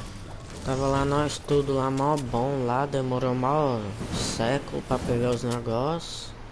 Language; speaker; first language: Portuguese; native; Portuguese